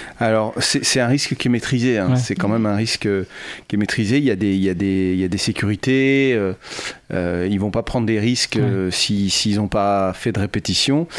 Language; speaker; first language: French; native; French